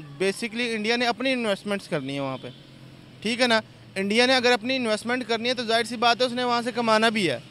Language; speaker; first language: Urdu; non-native, local second language; Punjabi